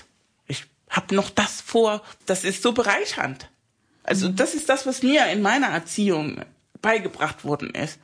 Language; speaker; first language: German; non-native, fluent; Spanish